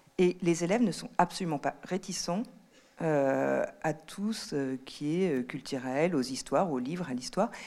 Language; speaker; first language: French; native; French